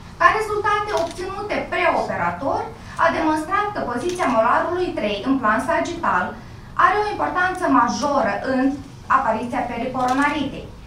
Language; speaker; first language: Romanian; native; Romanian